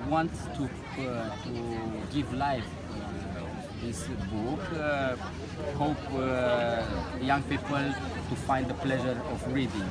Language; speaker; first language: English; non-native, learner; Romanian